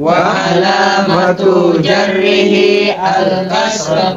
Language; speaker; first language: Arabic; non-native, learner; Indonesian